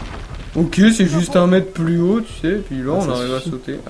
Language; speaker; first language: French; native; French